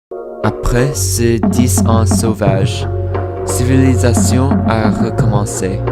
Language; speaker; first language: French; non-native, learner; English